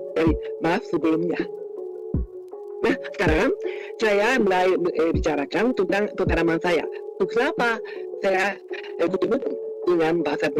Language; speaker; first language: Indonesian; non-native, fluent; Japanese